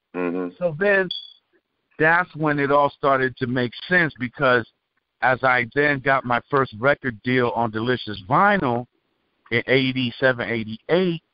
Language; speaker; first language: English; native; English